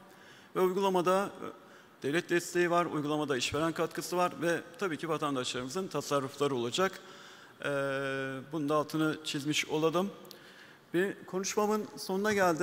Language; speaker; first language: Turkish; native; Turkish